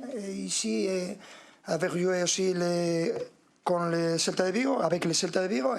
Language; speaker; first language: French; non-native, fluent; Spanish